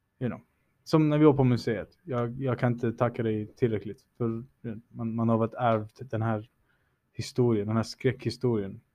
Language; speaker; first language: Swedish; early bilingual, other home language; Spanish